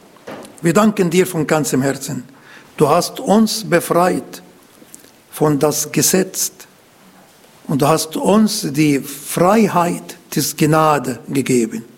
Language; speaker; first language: German; non-native, learner; Arabic